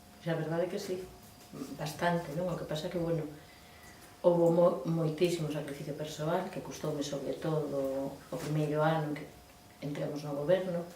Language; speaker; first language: Galician; non-native, local second language; Spanish